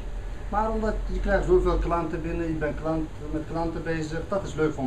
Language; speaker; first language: Dutch; non-native, fluent; Turkish